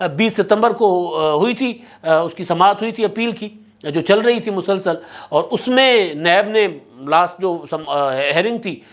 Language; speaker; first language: Urdu; non-native, local second language; Sindhi